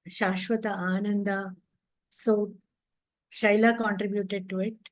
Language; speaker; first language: English; non-native, local second language; Kannada